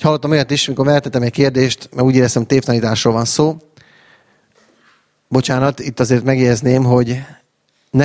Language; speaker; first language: Hungarian; native; Hungarian